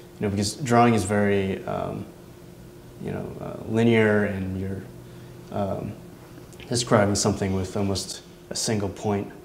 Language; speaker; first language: English; native; English